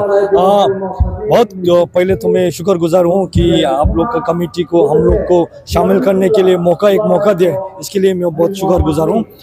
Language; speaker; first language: Hindi; non-native, fluent; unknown